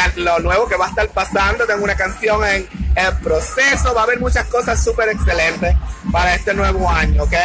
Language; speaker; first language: Spanish; native; Spanish